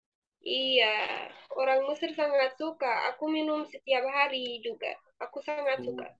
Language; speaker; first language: Indonesian; non-native, fluent; Arabic